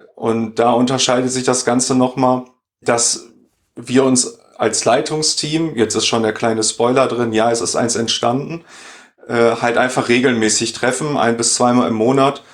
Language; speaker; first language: German; native; German